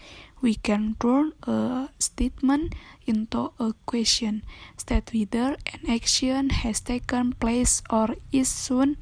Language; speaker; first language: English; non-native, learner; Indonesian